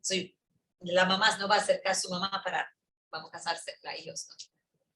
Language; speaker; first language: Spanish; early bilingual, heritage; English